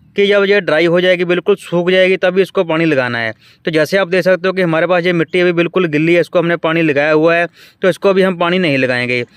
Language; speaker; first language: Hindi; non-native, local second language; Punjabi